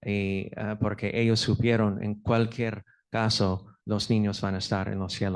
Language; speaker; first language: Spanish; non-native, fluent; English